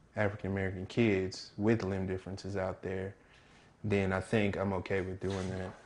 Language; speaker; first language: English; native; English